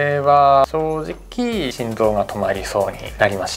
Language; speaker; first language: Japanese; native; Japanese